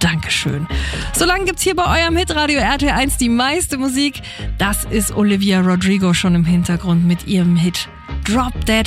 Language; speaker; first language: German; native; German